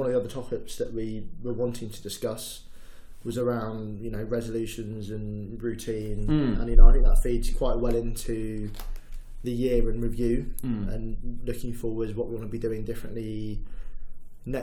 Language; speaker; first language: English; native; English